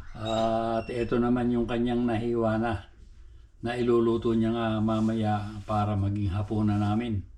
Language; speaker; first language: Filipino; native; Filipino